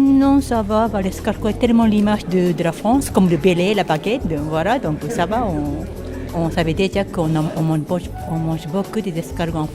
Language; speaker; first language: French; non-native, fluent; Japanese